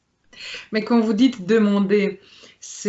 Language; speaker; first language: French; non-native, fluent; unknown